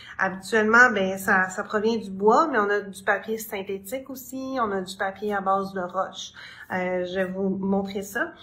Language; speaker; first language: French; native; French